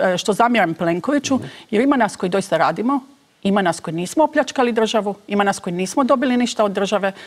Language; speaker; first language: Croatian; early bilingual, heritage; Croatian